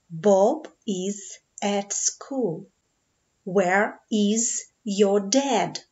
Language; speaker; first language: English; non-native, fluent; Ukrainian